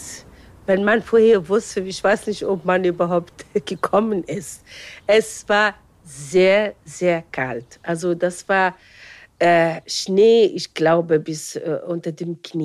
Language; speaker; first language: German; non-native, fluent; Arabic